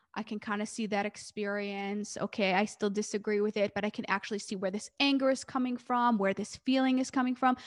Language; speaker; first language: English; early bilingual, other home language; Hebrew